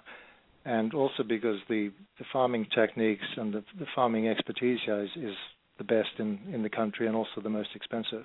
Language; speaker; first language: English; native; English